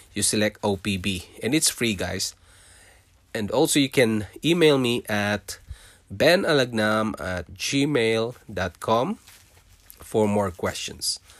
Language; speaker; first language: English; non-native, local second language; Filipino